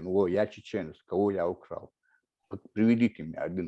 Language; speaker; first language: Russian; non-native, local second language; Chechen